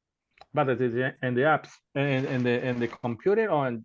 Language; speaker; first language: English; non-native, learner; Spanish